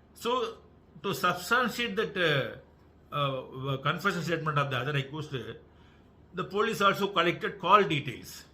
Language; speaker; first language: English; non-native, local second language; Tamil